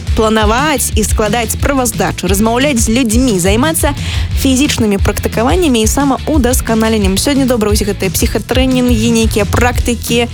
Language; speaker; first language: Belarusian; non-native, local second language; Russian